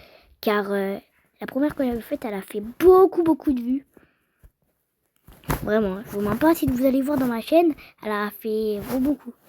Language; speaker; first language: French; native; French